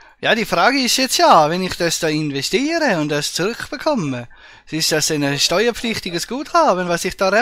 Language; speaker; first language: German; native; German